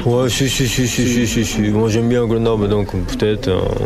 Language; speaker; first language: French; non-native, learner; Japanese